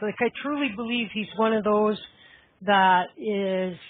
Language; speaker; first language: English; native; English